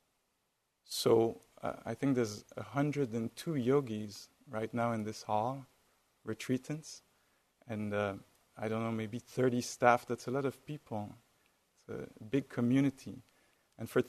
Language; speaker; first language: English; non-native, fluent; French